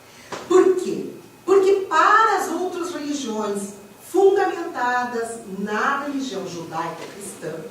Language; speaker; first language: Portuguese; native; Portuguese